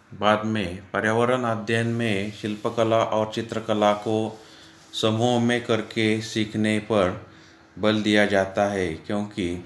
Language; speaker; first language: Hindi; non-native, local second language; Marathi